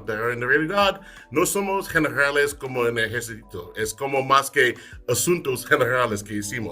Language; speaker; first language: Spanish; non-native, fluent; English